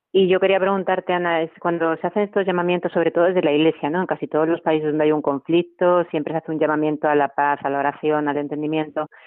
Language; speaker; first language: Spanish; native; Spanish